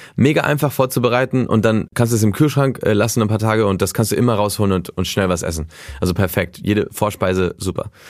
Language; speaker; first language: German; early bilingual, heritage; German